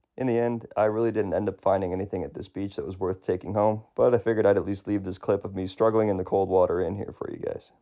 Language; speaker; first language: English; native; English